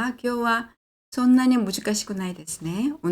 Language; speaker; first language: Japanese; non-native, fluent; Korean